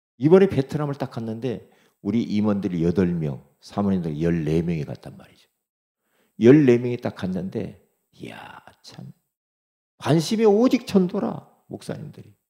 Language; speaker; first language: Korean; native; Korean